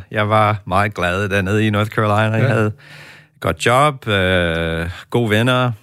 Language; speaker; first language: Danish; non-native, fluent; English